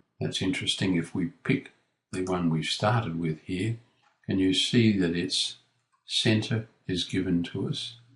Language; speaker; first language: English; native; English